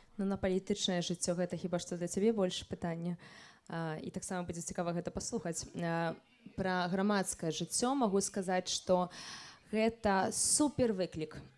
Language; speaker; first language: Belarusian; native; Belarusian